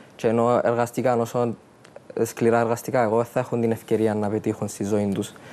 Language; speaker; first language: Greek; early bilingual, other home language; Arabic